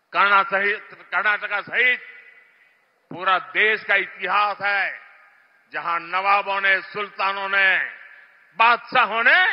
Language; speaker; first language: Hindi; non-native, local second language; Gujarati